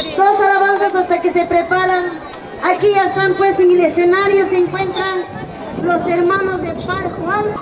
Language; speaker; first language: Spanish; non-native, local second language; Quechua